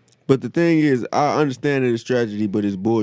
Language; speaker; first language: English; native; English